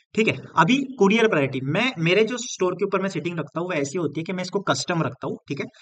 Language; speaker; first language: Hindi; non-native, local second language; Marathi